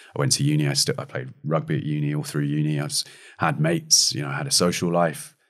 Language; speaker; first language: English; native; English